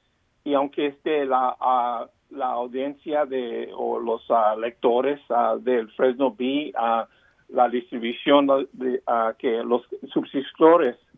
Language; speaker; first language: Spanish; early bilingual, heritage; Spanish